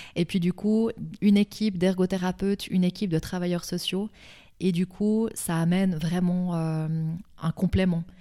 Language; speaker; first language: French; native; French